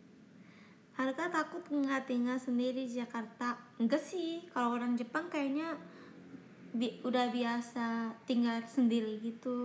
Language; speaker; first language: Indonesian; non-native, fluent; Japanese